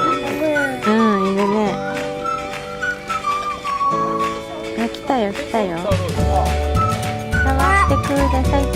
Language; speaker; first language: Japanese; native; Japanese